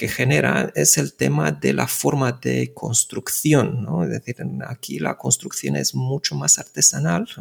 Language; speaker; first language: Spanish; non-native, fluent; Romanian